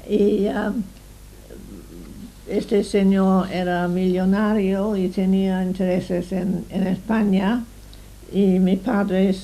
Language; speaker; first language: Spanish; non-native, fluent; English